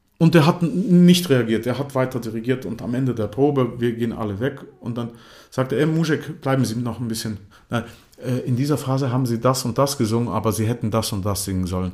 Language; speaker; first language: German; non-native, fluent; Croatian